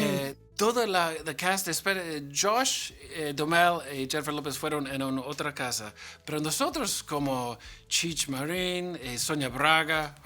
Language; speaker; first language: Spanish; non-native, learner; English